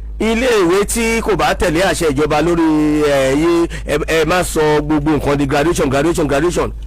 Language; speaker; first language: Yoruba; native; Yoruba